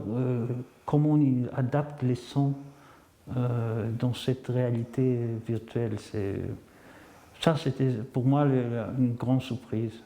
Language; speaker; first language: French; non-native, fluent; Greek